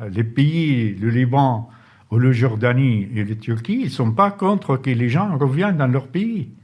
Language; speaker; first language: French; non-native, fluent; Arabic